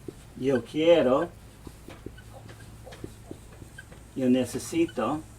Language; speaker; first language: Spanish; non-native, fluent; English